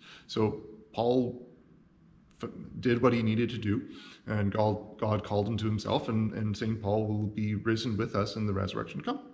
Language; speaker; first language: English; native; English